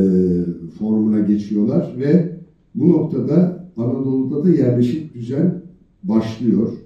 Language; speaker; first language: Turkish; native; Turkish